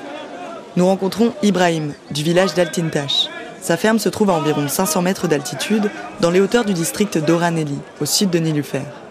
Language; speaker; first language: French; native; French